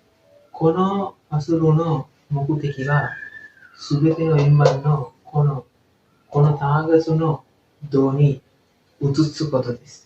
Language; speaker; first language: Japanese; non-native, learner; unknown